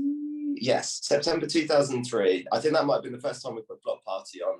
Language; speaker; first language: English; native; English